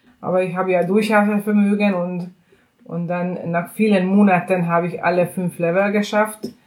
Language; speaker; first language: German; non-native, fluent; Hungarian